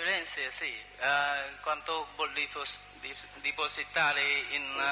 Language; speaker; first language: Italian; non-native, learner; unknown